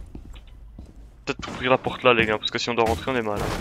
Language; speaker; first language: French; native; French